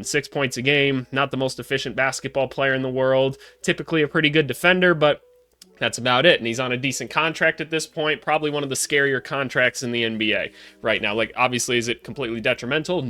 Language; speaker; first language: English; native; English